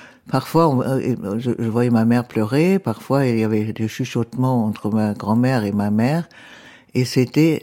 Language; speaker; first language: French; non-native, fluent; German